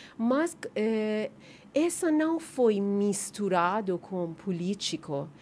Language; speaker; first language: Portuguese; non-native, learner; Persian